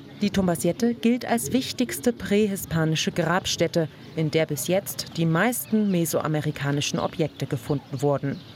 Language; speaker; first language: German; native; German